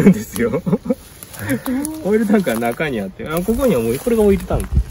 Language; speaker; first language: Japanese; native; Japanese